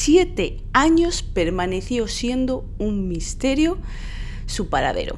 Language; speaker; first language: Spanish; native; Spanish